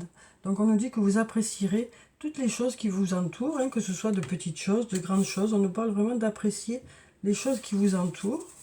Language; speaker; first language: French; native; French